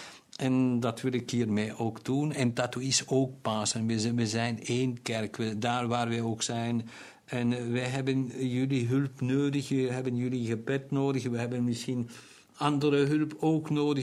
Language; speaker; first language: Dutch; non-native, local second language; German